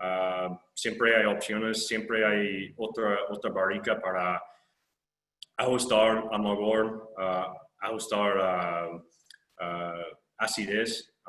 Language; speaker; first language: Spanish; non-native, fluent; English